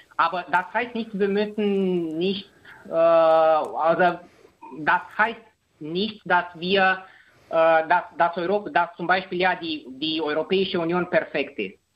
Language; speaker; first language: German; non-native, fluent; Romanian